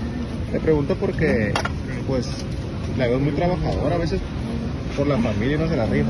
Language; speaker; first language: Spanish; native; Spanish